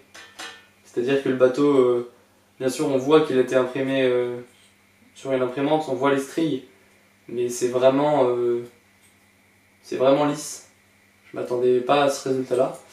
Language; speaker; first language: French; native; French